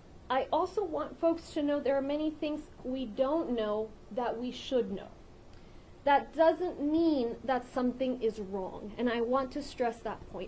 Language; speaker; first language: English; early bilingual, other home language; Spanish